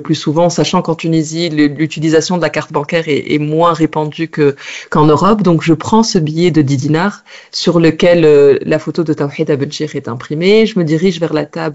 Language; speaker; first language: French; non-native, local second language; Arabic